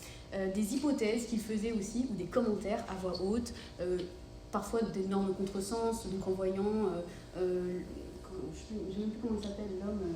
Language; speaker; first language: French; native; French